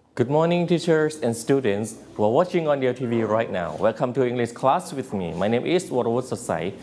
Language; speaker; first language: English; non-native, fluent; Thai